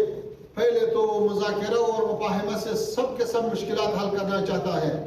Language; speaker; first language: Hindi; non-native, fluent; Pashto